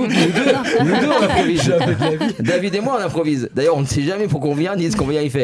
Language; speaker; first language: French; native; French